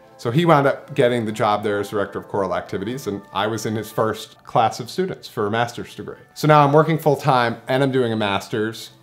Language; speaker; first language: English; native; English